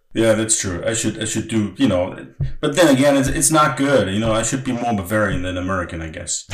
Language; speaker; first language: English; non-native, fluent; German